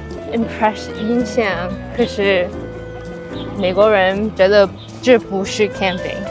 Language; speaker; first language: Chinese; non-native, learner; English